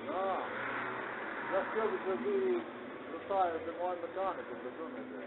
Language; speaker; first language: Polish; non-native, learner; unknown